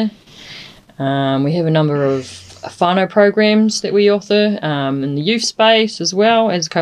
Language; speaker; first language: English; native; English